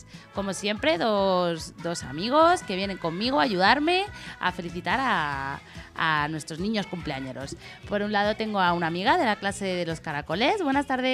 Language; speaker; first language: Spanish; native; Spanish